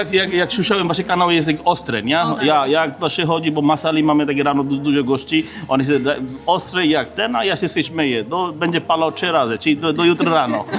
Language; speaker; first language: Polish; non-native, learner; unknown